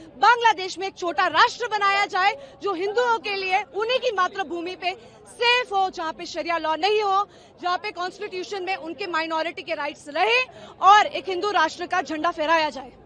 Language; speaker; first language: Hindi; native; Hindi